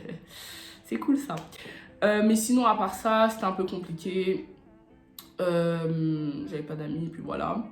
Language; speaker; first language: French; native; French